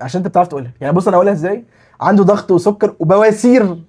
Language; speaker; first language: Arabic; native; Arabic